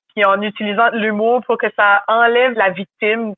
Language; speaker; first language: French; native; French